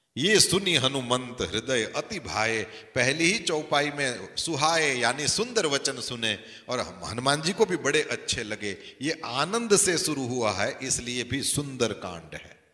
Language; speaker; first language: Hindi; non-native, local second language; Gujarati